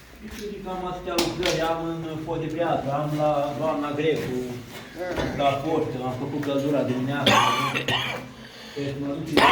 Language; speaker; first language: Romanian; native; Romanian